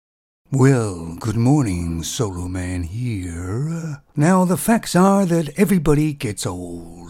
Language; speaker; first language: English; native; English